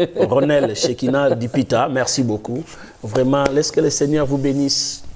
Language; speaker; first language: French; non-native, local second language; Lingala